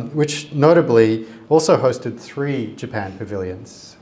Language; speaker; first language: English; native; English